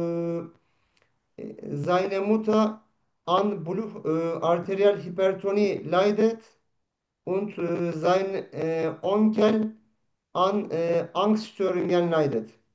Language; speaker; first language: German; non-native, learner; Turkish